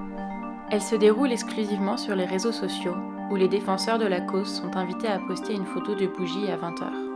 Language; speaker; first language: French; native; French